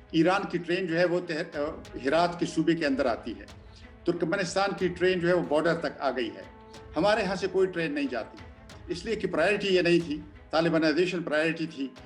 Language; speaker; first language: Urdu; non-native, local second language; Pashto